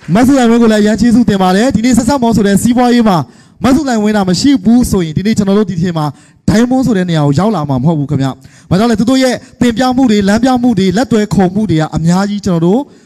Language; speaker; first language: Burmese; native; Burmese